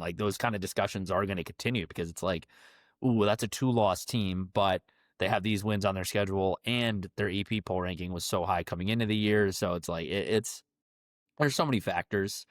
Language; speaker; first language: English; native; English